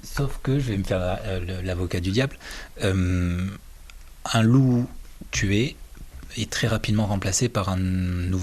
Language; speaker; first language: French; native; French